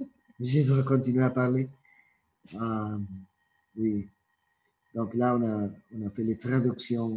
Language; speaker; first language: French; non-native, fluent; Spanish